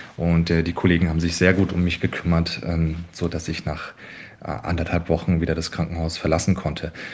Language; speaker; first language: German; early bilingual, other home language; Turkish